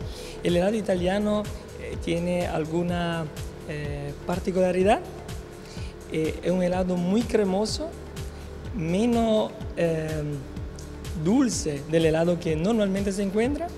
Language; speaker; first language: Spanish; non-native, fluent; Italian